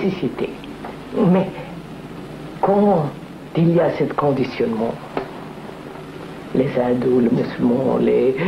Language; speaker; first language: French; non-native, fluent; Telugu